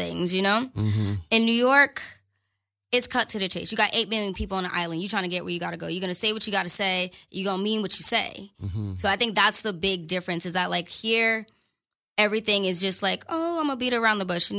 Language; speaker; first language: English; native; English